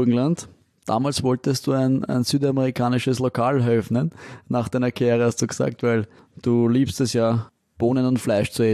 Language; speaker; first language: German; native; German